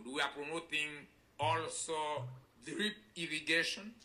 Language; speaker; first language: English; non-native, learner; Haitian Creole